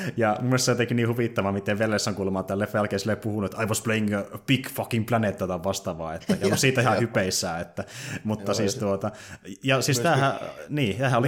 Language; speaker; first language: Finnish; native; Finnish